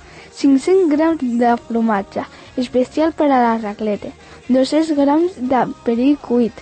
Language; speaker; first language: Catalan; early bilingual, other home language; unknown